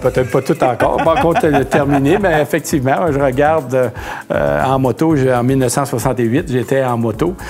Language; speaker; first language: French; native; French